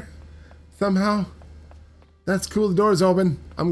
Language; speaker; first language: English; native; English